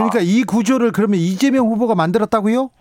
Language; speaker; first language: Korean; native; Korean